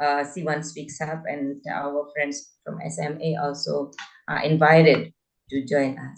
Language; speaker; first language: English; non-native, fluent; Indonesian